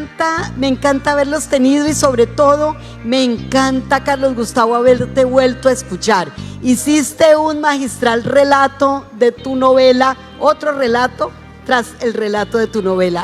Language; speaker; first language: Spanish; native; Spanish